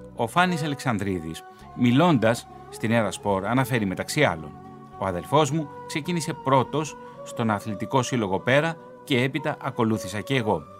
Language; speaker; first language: Greek; native; Greek